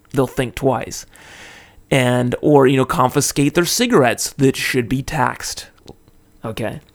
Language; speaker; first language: English; native; English